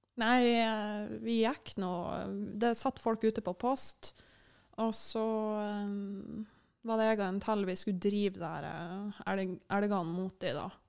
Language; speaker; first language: Norwegian; native; Norwegian